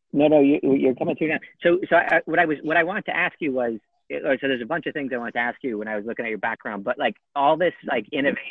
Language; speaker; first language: English; native; English